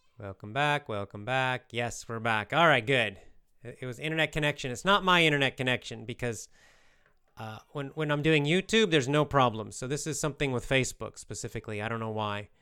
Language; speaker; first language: English; native; English